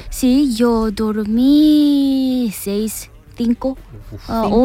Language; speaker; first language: Spanish; non-native, learner; Korean